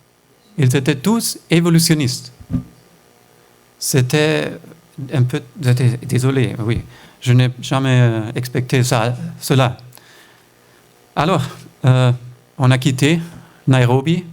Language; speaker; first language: French; non-native, fluent; German